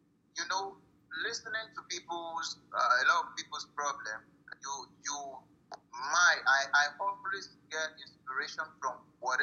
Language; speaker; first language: English; non-native, local second language; Yoruba